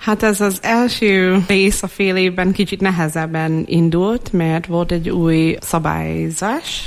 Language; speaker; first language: Hungarian; non-native, fluent; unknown